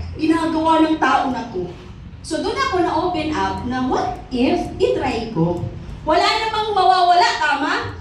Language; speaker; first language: Filipino; non-native, local second language; Masbatenyo